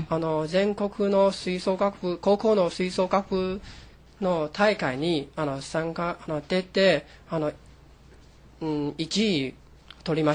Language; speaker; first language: Japanese; non-native, fluent; Chinese